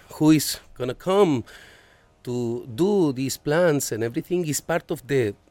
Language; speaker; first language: English; non-native, fluent; Spanish